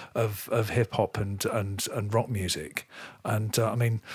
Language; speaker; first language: English; native; English